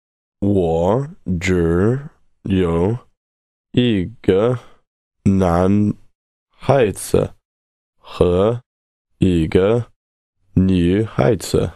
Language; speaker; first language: Chinese; non-native, learner; English